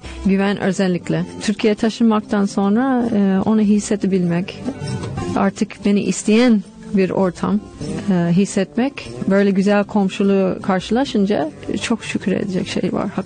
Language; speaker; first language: Turkish; non-native, fluent; English